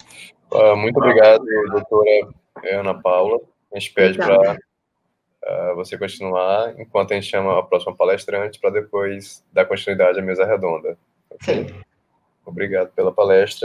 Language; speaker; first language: Portuguese; native; Portuguese